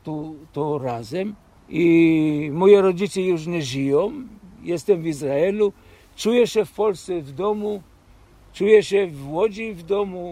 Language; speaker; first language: Polish; early bilingual, heritage; Polish